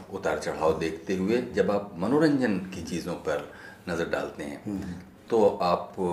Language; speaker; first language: Hindi; native; Hindi